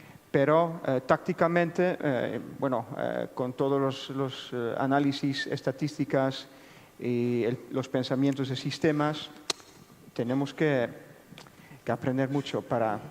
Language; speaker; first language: Spanish; non-native, fluent; Dutch